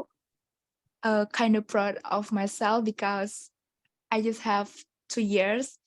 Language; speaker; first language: English; non-native, learner; Indonesian